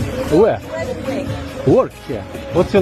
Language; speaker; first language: English; non-native, learner; Russian